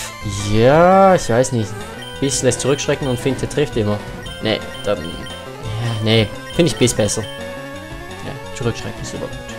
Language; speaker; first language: German; native; German